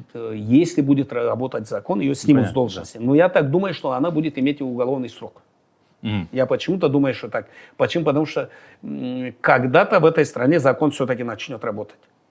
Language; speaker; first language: Russian; non-native, local second language; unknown